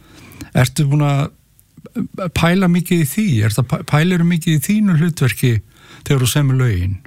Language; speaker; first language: Icelandic; native; Icelandic